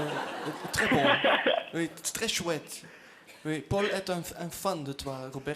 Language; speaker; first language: French; non-native, local second language; Dutch